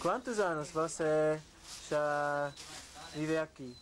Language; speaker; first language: Portuguese; non-native, learner; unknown